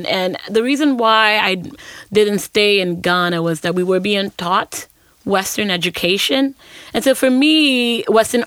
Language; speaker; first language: English; non-native, local second language; Akan